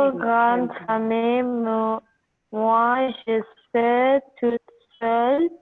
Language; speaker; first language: French; non-native, learner; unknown